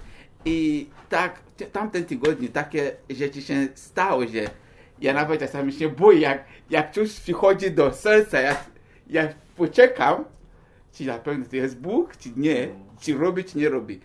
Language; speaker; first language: Polish; non-native, learner; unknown